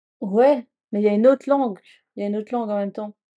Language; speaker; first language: French; non-native, fluent; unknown